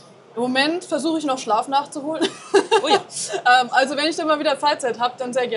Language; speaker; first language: German; native; German